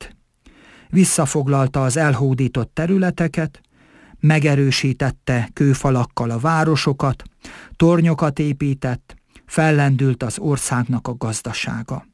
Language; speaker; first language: Hungarian; native; Hungarian